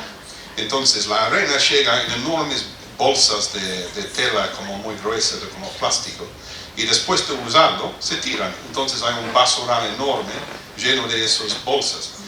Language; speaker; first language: Spanish; non-native, fluent; English